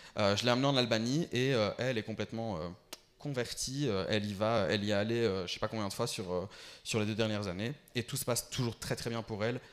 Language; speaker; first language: French; early bilingual, other home language; Albanian